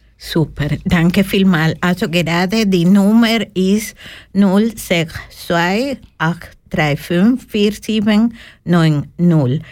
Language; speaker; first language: German; non-native, learner; Spanish